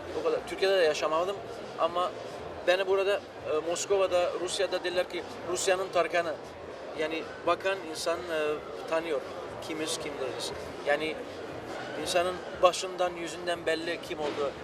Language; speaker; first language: Turkish; early bilingual, heritage; Turkish